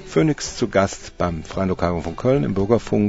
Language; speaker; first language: German; native; German